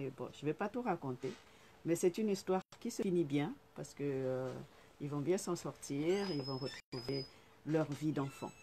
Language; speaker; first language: French; non-native, fluent; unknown